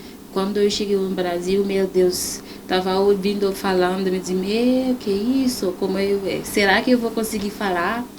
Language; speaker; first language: Portuguese; non-native, learner; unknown